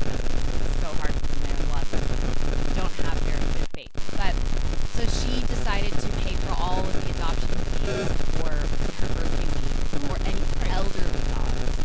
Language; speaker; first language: English; native; English